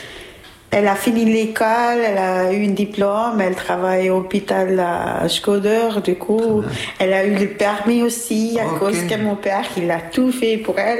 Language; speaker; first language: French; non-native, learner; Albanian